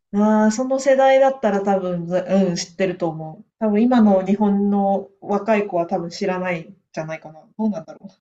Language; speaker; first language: Japanese; native; Japanese